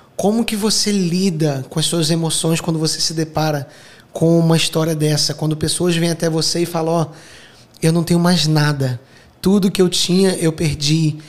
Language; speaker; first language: Portuguese; native; Portuguese